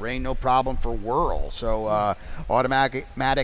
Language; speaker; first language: English; native; English